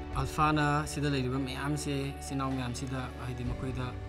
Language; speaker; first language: English; non-native, local second language; Manipuri